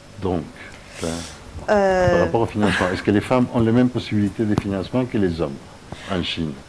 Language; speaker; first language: French; non-native, fluent; Spanish